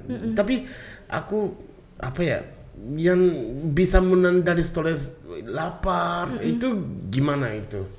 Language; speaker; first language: Indonesian; non-native, learner; Japanese